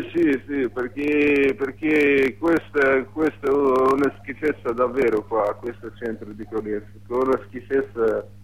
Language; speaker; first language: Italian; non-native, learner; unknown